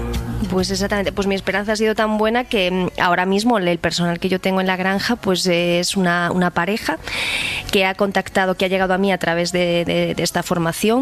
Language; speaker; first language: Spanish; native; Spanish